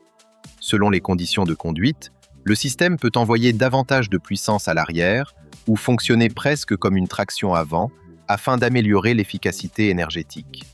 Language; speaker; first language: French; native; French